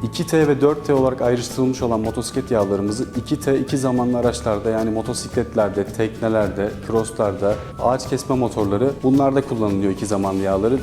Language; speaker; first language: Turkish; native; Turkish